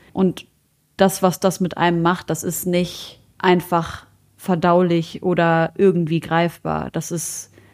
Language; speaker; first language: German; early bilingual, other home language; Arabic